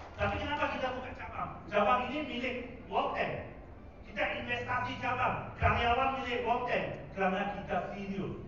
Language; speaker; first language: Indonesian; non-native, fluent; Tamil